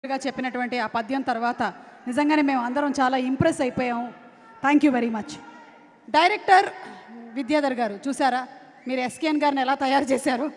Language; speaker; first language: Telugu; native; Telugu